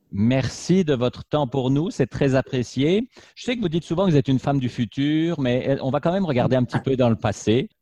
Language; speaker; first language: French; native; French